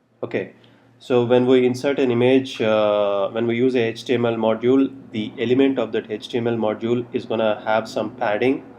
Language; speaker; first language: English; non-native, local second language; Telugu